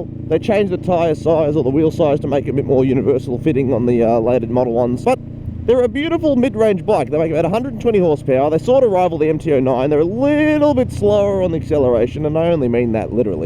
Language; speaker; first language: English; native; English